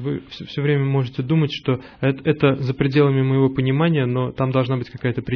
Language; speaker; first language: Russian; native; Russian